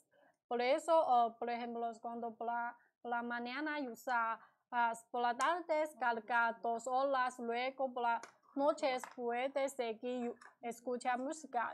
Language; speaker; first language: Spanish; non-native, learner; Chinese